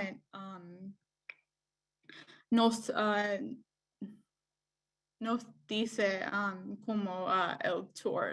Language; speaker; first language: Spanish; non-native, learner; English